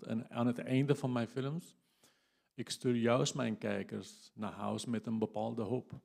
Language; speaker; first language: Dutch; non-native, fluent; Kurdish